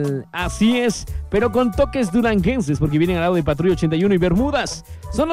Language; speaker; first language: Spanish; native; Spanish